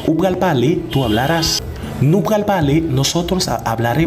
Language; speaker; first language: Spanish; non-native, fluent; Haitian Creole